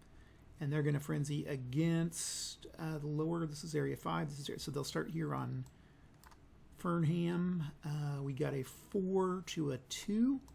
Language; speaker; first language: English; native; English